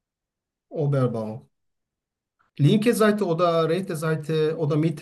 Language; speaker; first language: German; non-native, learner; Turkish